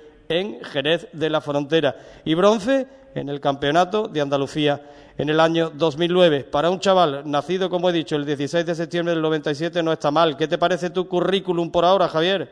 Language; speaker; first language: Spanish; native; Spanish